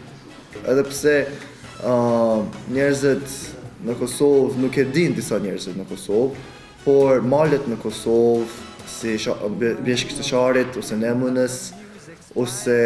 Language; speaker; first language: Albanian; early bilingual, other home language; Korean